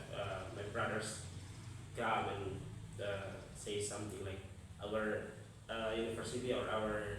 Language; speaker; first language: English; non-native, fluent; Indonesian